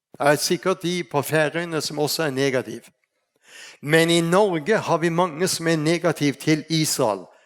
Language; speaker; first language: Norwegian; native; Norwegian